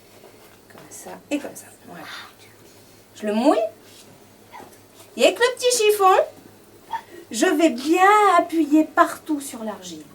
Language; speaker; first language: French; native; French